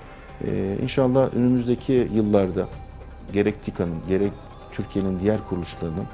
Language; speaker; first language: Turkish; native; Turkish